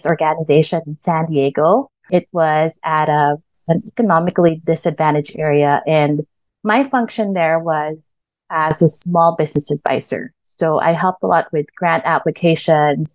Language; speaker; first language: English; non-native, local second language; Filipino